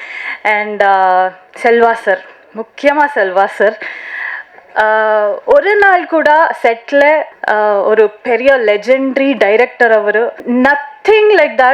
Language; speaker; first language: Tamil; non-native, learner; Hindi